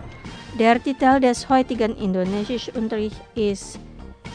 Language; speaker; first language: German; non-native, fluent; Indonesian